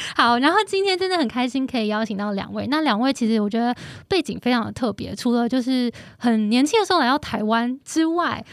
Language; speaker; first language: Chinese; native; Chinese